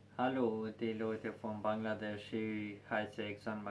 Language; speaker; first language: German; non-native, learner; Albanian